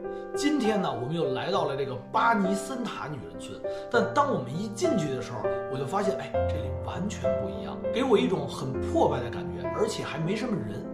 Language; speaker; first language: Chinese; native; Chinese